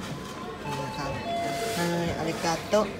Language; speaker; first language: Japanese; non-native, learner; Thai